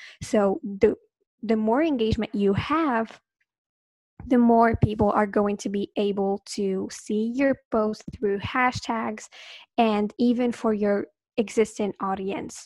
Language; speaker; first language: English; non-native, fluent; Arabic